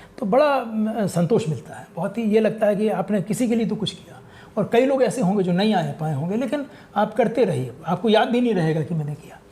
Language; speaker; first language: Hindi; native; Hindi